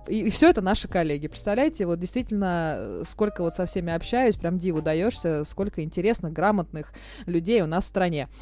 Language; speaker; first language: Russian; native; Russian